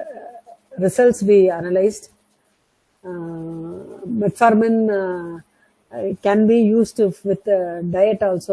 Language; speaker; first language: English; non-native, local second language; Tamil